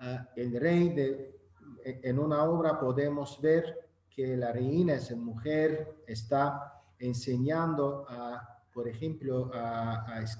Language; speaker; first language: Spanish; non-native, learner; Azerbaijani